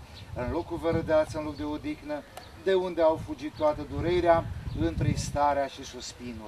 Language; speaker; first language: Romanian; native; Romanian